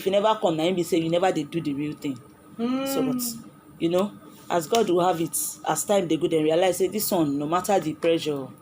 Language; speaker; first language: Nigerian Pidgin; non-native, local second language; Yoruba